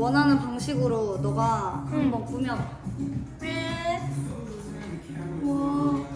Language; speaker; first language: Korean; non-native, learner; Japanese